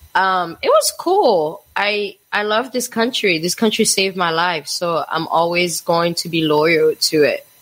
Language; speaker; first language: English; non-native, fluent; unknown